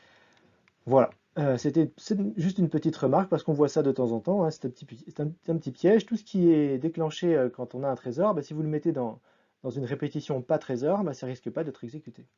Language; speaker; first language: French; native; French